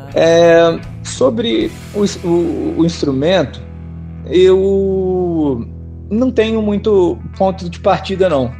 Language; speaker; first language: Portuguese; native; Portuguese